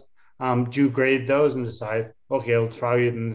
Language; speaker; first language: English; native; English